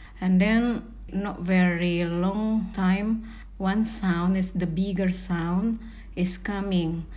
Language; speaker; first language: English; non-native, learner; Indonesian